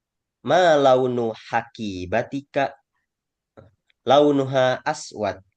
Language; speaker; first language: Arabic; non-native, fluent; Indonesian